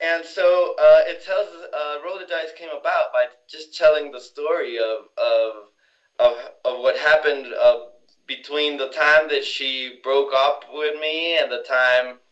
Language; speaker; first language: English; non-native, fluent; Spanish